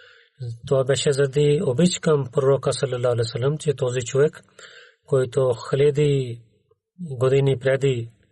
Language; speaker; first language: Bulgarian; non-native, learner; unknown